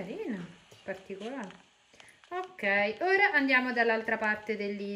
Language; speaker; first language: Italian; native; Italian